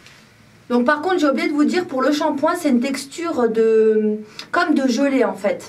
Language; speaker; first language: French; native; French